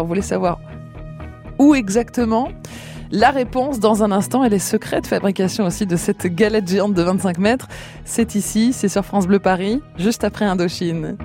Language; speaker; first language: French; native; French